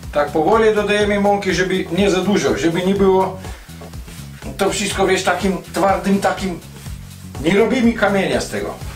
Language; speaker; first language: Polish; non-native, learner; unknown